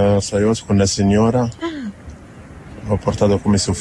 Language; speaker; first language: Italian; early bilingual, other home language; Arabic